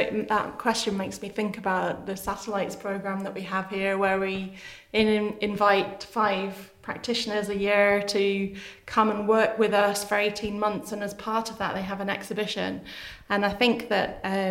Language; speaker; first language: English; native; English